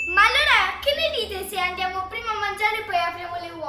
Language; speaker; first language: Italian; native; Italian